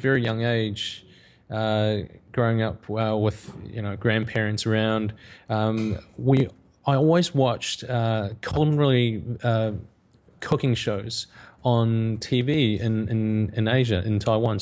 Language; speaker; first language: English; native; English